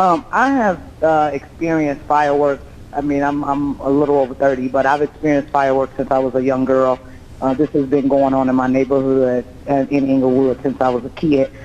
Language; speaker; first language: English; native; English